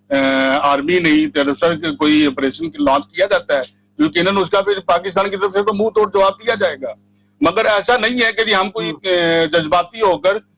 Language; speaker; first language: Urdu; non-native, local second language; Punjabi